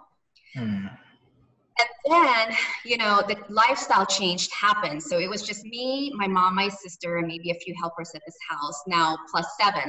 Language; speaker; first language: English; early bilingual, other home language; Cebuano